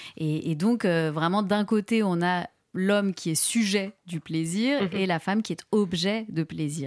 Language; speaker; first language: French; native; French